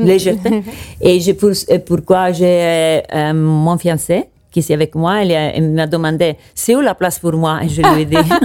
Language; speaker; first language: French; non-native, learner; Italian